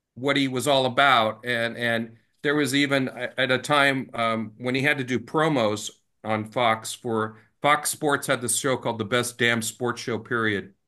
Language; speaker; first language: English; native; English